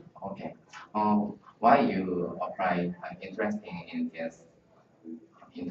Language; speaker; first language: English; non-native, learner; Korean